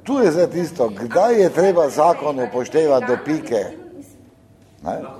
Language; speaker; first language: Slovenian; native; Slovenian